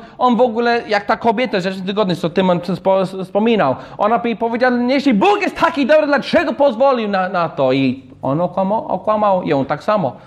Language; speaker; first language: Polish; non-native, fluent; English